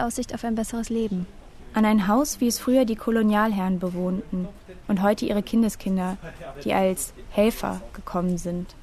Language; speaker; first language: German; native; German